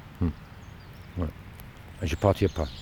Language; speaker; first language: French; non-native, learner; English